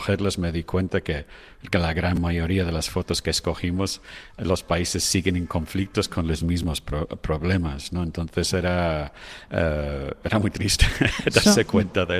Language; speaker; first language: Spanish; non-native, fluent; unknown